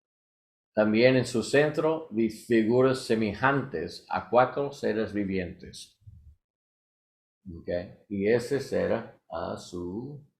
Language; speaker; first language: Spanish; non-native, learner; English